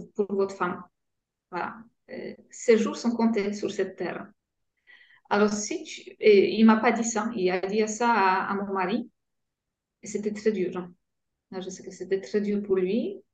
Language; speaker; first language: French; non-native, fluent; Polish